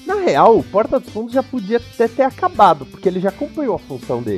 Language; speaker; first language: Portuguese; native; Portuguese